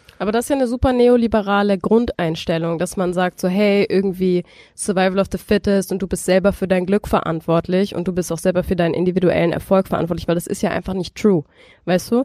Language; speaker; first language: German; native; German